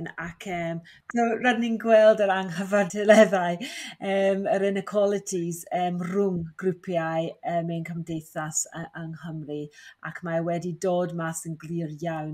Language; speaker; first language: Welsh; non-native, fluent; English